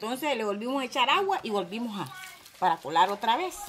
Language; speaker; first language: Spanish; native; Spanish